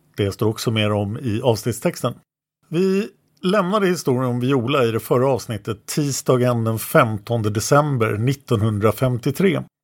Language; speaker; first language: Swedish; native; Swedish